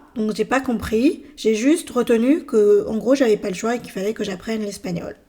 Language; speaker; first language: French; native; French